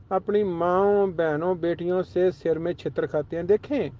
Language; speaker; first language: Urdu; non-native, local second language; Punjabi